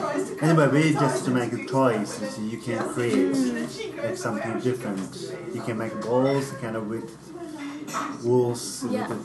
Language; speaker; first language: English; non-native, learner; Chinese